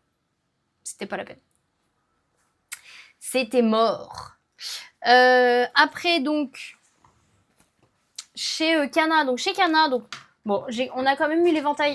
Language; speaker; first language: French; native; French